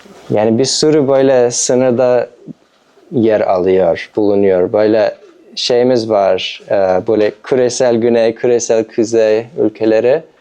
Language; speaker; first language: Turkish; non-native, fluent; English